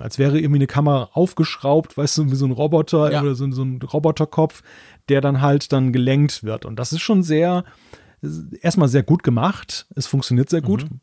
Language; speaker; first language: German; native; German